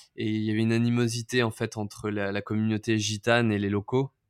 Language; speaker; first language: French; native; French